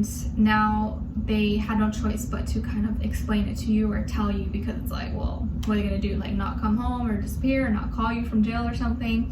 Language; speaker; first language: English; native; English